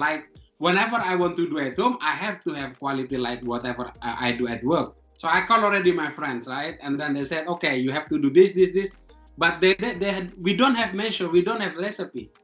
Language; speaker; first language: English; non-native, fluent; Indonesian